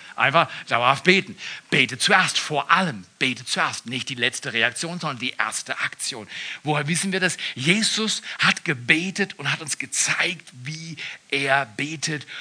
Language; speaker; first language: German; native; German